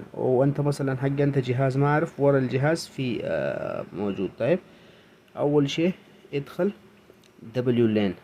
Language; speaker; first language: Arabic; non-native, learner; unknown